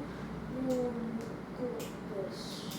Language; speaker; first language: Japanese; non-native, learner; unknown